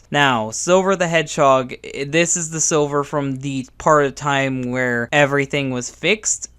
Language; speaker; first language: English; native; English